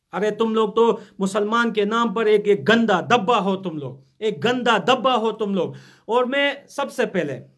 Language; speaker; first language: Urdu; non-native, fluent; Pashto